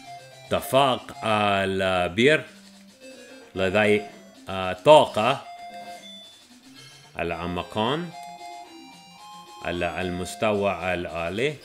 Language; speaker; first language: Arabic; non-native, learner; English